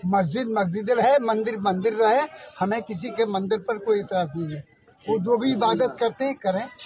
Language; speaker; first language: Hindi; native; Hindi